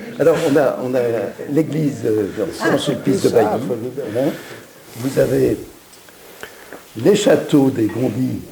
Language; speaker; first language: French; native; French